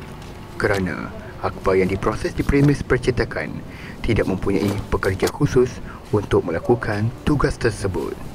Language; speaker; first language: Malay; native; Malay